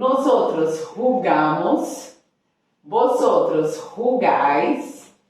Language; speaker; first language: Spanish; non-native, fluent; Portuguese